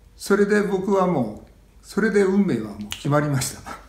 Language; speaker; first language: Japanese; native; Japanese